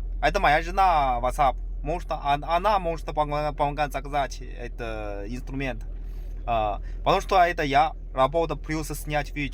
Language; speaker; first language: Russian; non-native, learner; Chinese